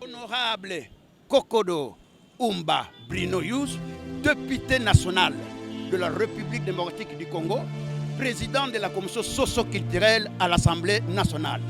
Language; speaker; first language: French; non-native, local second language; Lingala